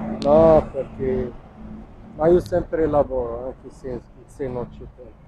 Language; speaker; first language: Italian; non-native, learner; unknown